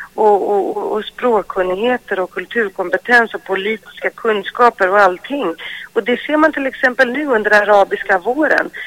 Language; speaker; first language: Swedish; early bilingual, other home language; Greek